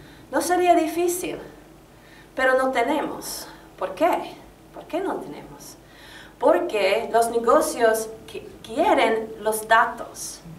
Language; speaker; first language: Spanish; non-native, learner; English